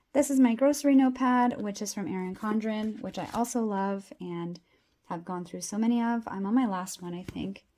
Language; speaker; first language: English; native; English